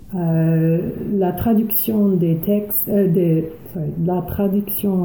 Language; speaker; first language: French; non-native, fluent; English